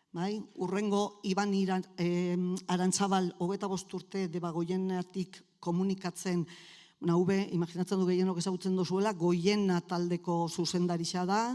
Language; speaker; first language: Basque; native; Basque